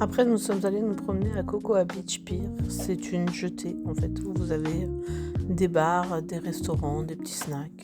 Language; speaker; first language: French; native; French